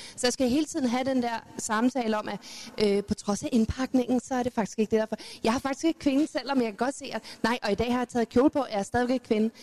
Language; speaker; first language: Danish; early bilingual, other home language; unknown